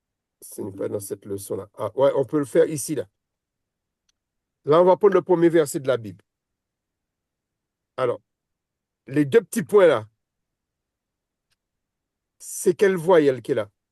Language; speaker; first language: French; native; French